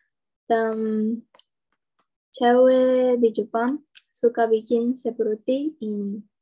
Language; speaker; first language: Indonesian; non-native, learner; Japanese